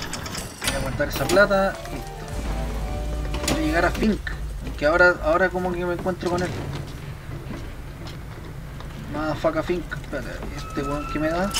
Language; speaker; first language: Spanish; native; Spanish